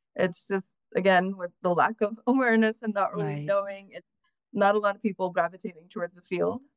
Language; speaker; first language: English; native; English